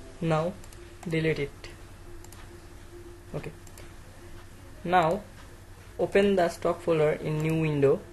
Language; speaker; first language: English; non-native, learner; Bangla